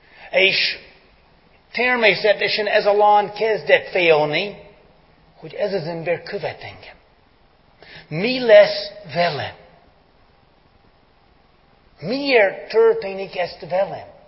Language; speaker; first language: Hungarian; non-native, fluent; English